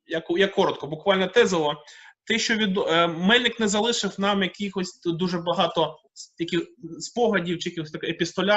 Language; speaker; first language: Ukrainian; native; Ukrainian